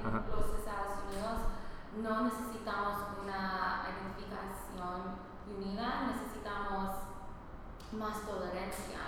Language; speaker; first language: Spanish; non-native, learner; English